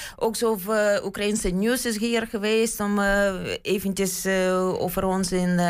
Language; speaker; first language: Dutch; non-native, fluent; Ukrainian